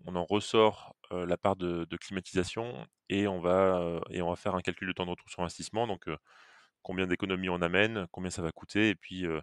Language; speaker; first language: French; native; French